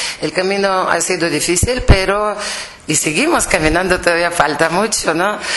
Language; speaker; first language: Spanish; non-native, fluent; Russian